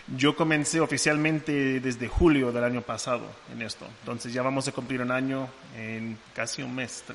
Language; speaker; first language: Spanish; non-native, fluent; English